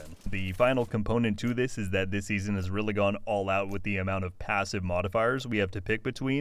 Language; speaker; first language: English; native; English